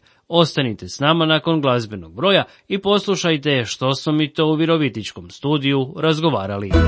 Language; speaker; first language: Croatian; native; Croatian